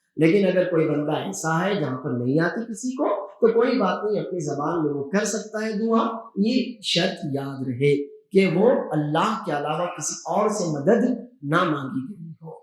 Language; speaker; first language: Urdu; native; Urdu